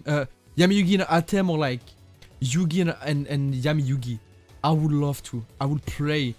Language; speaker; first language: English; non-native, fluent; French